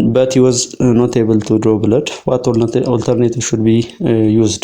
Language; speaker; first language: English; non-native, local second language; Amharic